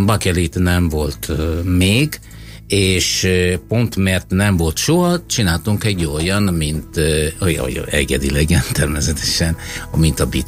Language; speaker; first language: Hungarian; non-native, fluent; Italian